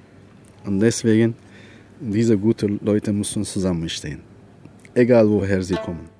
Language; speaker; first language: German; non-native, fluent; Turkish